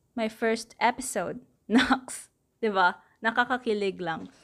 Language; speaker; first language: English; non-native, local second language; Filipino